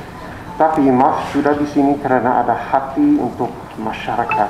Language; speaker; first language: Indonesian; non-native, learner; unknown